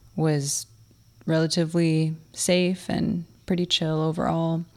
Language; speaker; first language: English; early bilingual, other home language; Russian